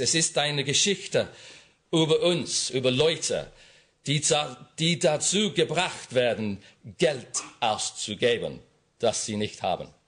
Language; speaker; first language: German; non-native, learner; English